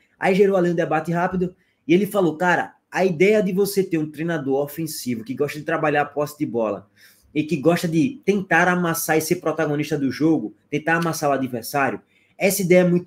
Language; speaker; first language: Portuguese; native; Portuguese